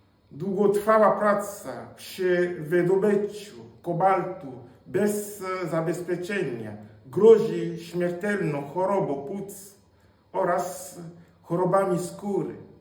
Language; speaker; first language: Polish; non-native, fluent; Swahili